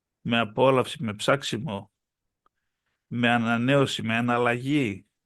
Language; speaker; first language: Greek; early bilingual, heritage; Greek